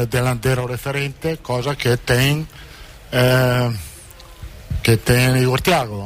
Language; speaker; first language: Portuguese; non-native, learner; Italian